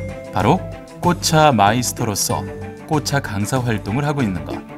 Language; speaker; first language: Korean; native; Korean